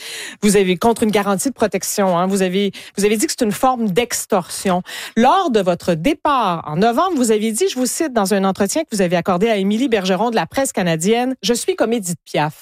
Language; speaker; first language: French; native; French